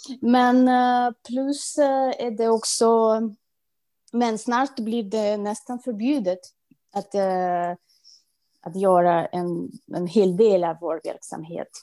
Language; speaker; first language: Swedish; non-native, fluent; Russian